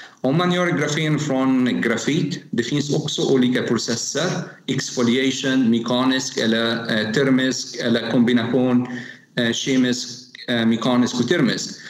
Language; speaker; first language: Swedish; non-native, learner; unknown